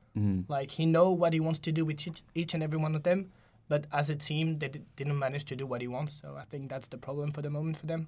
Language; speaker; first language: English; non-native, fluent; French